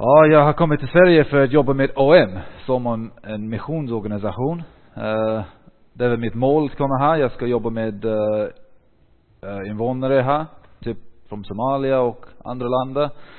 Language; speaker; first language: Swedish; non-native, learner; English